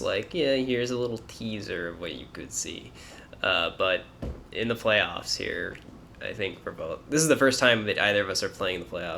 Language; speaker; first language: English; native; English